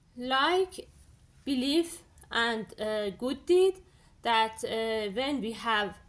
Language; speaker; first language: English; non-native, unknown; Persian